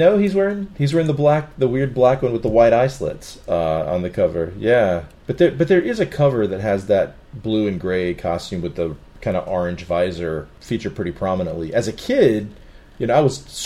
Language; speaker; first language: English; native; English